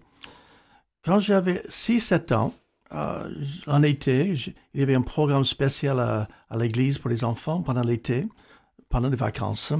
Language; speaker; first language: French; non-native, fluent; English